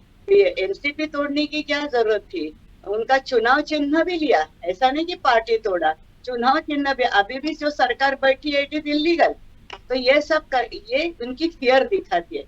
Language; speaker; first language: Hindi; non-native, local second language; Marathi